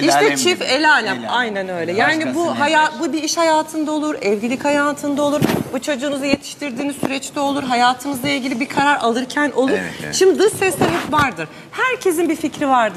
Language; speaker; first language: Turkish; native; Turkish